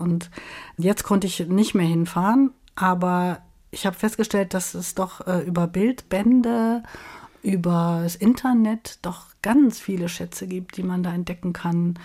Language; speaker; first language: German; native; German